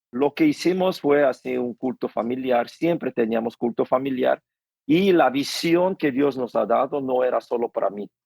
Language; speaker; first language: Spanish; non-native, fluent; Korean